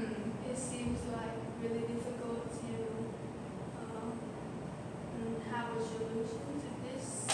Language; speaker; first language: English; non-native, learner; Vietnamese